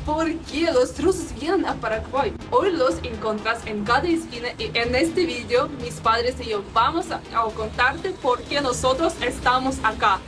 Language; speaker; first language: Spanish; non-native, fluent; Russian